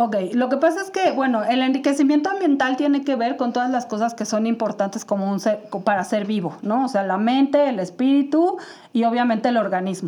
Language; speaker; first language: Spanish; native; Spanish